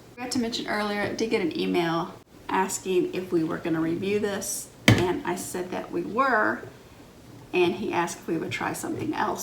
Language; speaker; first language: English; native; English